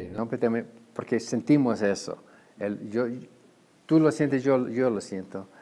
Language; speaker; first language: Spanish; non-native, fluent; English